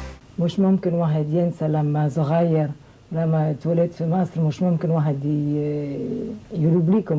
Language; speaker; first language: Arabic; non-native, local second language; Italian